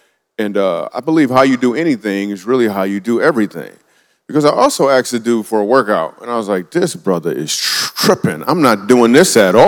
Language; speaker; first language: English; native; English